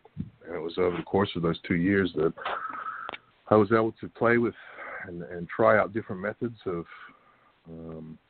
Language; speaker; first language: English; native; English